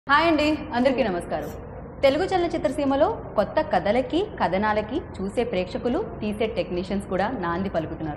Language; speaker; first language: Telugu; native; Telugu